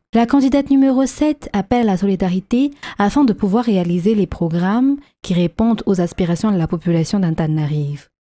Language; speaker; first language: French; non-native, local second language; Malagasy